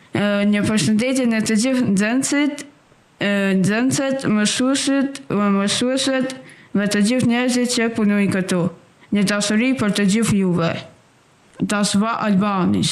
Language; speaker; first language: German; early bilingual, other home language; Albanian